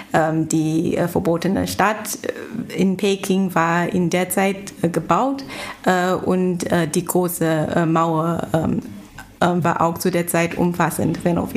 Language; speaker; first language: German; non-native, fluent; Chinese